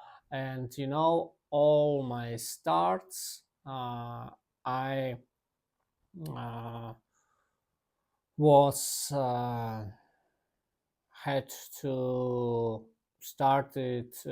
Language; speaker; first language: English; non-native, learner; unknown